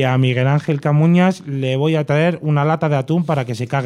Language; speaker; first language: Spanish; native; Spanish